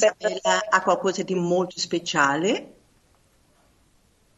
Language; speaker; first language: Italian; non-native, fluent; Portuguese